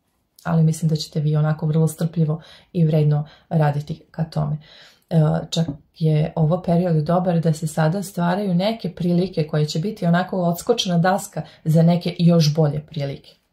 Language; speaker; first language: Serbian; native; Serbian